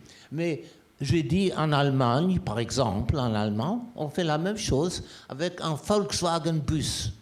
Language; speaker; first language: French; non-native, fluent; German